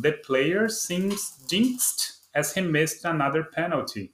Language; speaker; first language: English; non-native, fluent; Portuguese